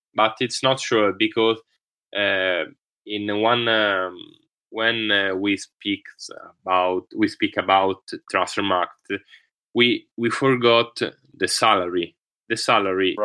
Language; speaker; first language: English; non-native, learner; Italian